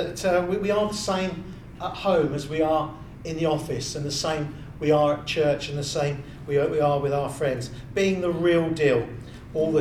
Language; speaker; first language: English; native; English